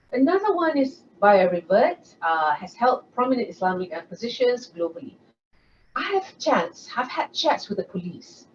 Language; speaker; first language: English; non-native, local second language; Malay